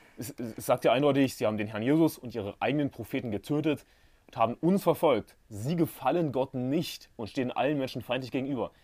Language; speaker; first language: German; native; German